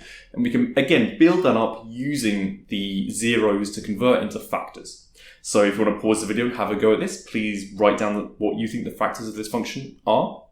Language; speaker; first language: English; native; English